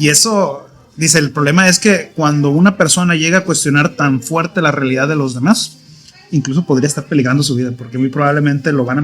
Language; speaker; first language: Spanish; native; Spanish